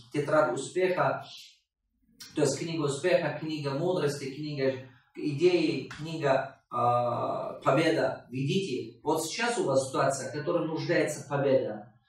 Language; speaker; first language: Russian; non-native, local second language; Tajik